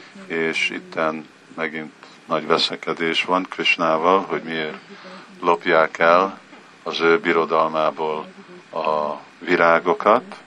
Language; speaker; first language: Hungarian; early bilingual, heritage; Hungarian